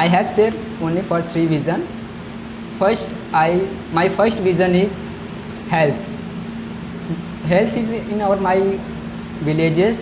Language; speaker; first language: English; non-native, learner; Hindi